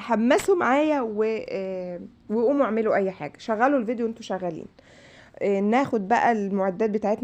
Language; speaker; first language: Arabic; native; Arabic